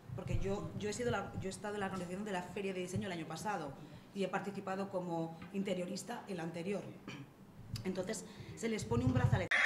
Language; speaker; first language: Spanish; native; Spanish